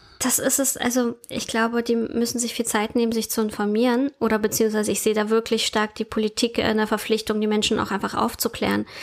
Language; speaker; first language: German; early bilingual, other home language; Russian